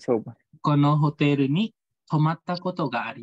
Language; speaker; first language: Japanese; non-native, fluent; Khmer